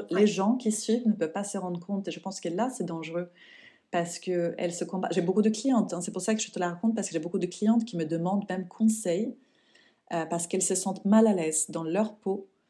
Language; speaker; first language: French; non-native, fluent; Swedish